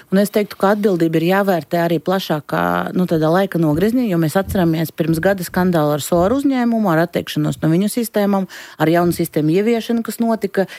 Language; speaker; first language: Latvian; non-native, local second language; Russian